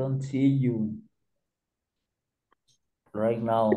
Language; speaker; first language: English; non-native, learner; Spanish